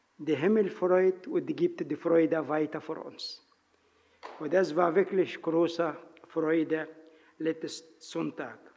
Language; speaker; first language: German; non-native, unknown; Arabic